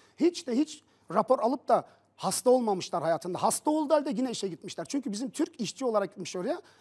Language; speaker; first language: Turkish; early bilingual, heritage; Turkish